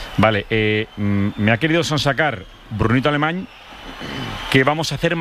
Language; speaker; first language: Spanish; native; Spanish